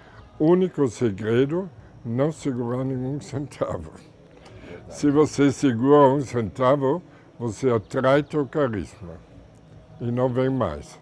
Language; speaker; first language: Portuguese; non-native, fluent; German